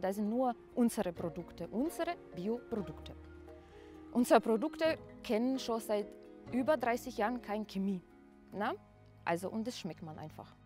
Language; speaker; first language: German; non-native, fluent; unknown